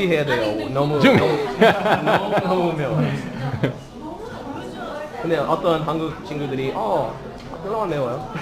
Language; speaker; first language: Korean; non-native, learner; English